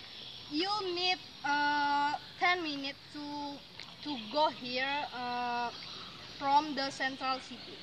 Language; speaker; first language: English; non-native, learner; Indonesian